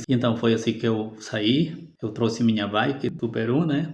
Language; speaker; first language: Portuguese; non-native, fluent; Spanish